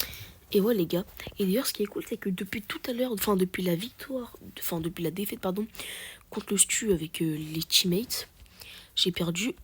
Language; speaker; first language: French; native; French